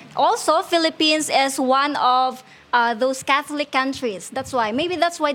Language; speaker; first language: English; non-native, local second language; Hiligaynon